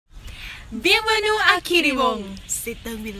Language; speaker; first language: French; non-native, learner; Thai